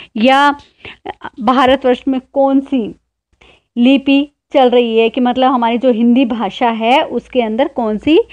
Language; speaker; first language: Hindi; native; Hindi